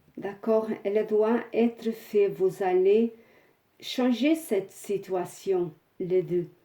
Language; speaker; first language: French; non-native, fluent; Portuguese